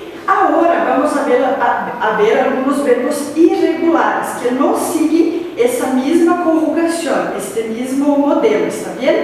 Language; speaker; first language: Spanish; non-native, fluent; Portuguese